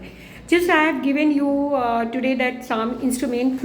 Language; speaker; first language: English; non-native, learner; Hindi